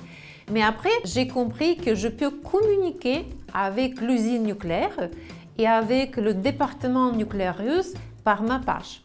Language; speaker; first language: French; non-native, fluent; Russian